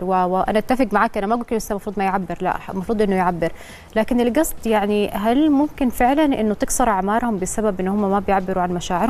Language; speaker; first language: Arabic; native; Arabic